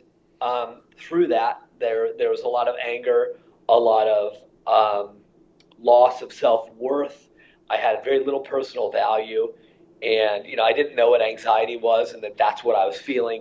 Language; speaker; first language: English; native; English